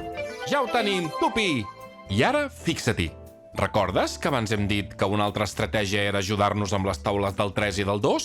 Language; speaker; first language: Catalan; native; Catalan